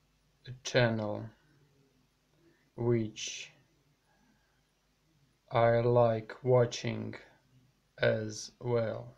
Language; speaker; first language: English; non-native, learner; Russian